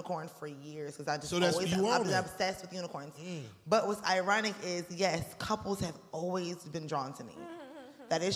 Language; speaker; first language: English; native; English